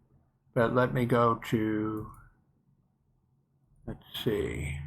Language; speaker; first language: English; native; English